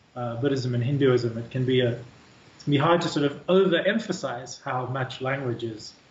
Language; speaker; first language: English; native; English